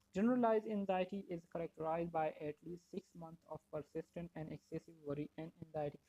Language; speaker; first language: English; non-native, local second language; Urdu